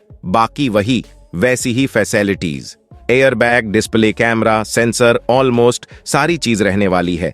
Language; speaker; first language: Hindi; native; Hindi